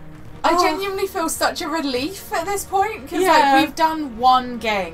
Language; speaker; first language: English; native; English